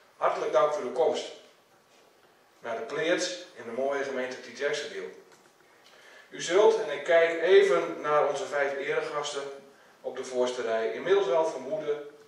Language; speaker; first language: Dutch; non-native, local second language; Western Frisian